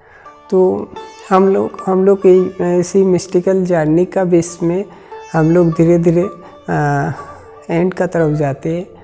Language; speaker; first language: Hindi; non-native, local second language; Bangla